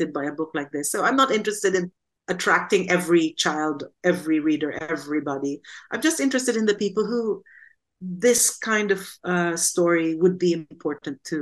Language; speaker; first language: English; non-native, local second language; Filipino